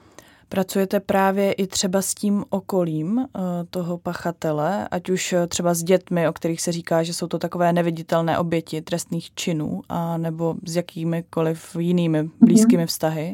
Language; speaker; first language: Czech; native; Czech